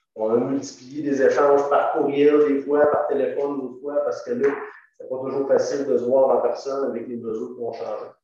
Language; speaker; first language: French; native; French